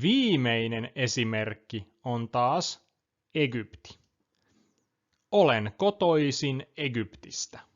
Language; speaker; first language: Finnish; non-native, fluent; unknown